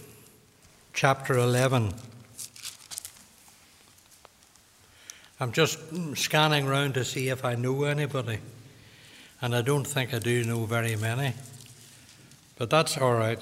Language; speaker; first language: English; native; English